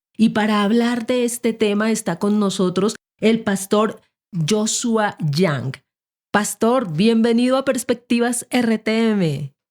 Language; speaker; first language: Spanish; native; Spanish